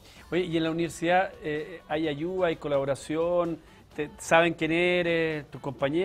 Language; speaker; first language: Spanish; native; Spanish